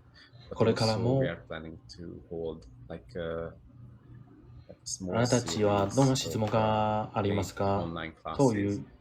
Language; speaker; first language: Japanese; non-native, learner; English